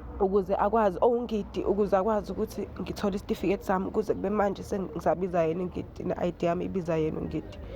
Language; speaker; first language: Zulu; native; Zulu